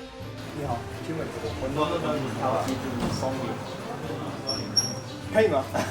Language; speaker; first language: Chinese; non-native, learner; English